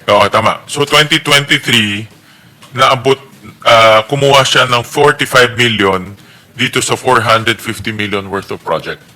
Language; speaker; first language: Filipino; native; Filipino